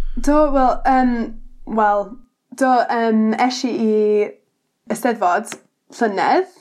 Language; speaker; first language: Welsh; non-native, learner; English